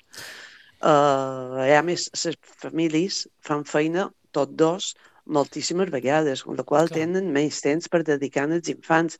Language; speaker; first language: Catalan; native; Catalan